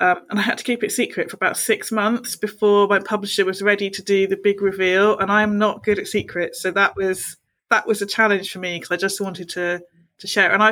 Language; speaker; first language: English; native; English